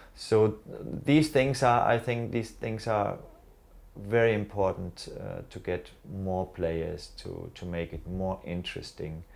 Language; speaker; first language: English; non-native, fluent; German